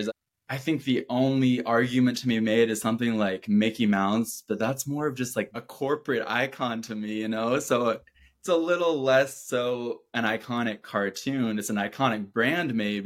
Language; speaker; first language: English; native; English